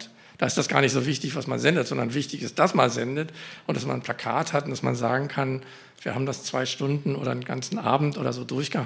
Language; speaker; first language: German; native; German